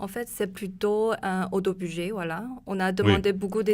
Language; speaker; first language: French; non-native, learner; Chinese